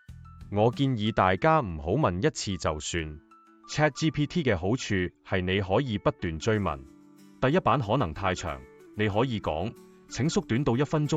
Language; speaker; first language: Cantonese; native; Cantonese